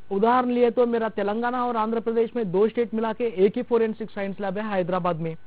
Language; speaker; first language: Hindi; non-native, local second language; Telugu